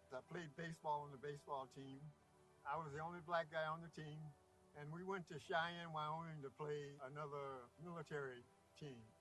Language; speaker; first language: English; native; English